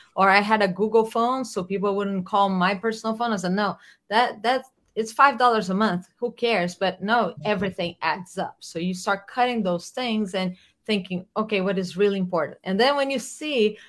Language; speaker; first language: English; non-native, fluent; Portuguese